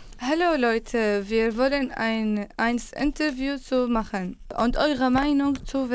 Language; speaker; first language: German; non-native, learner; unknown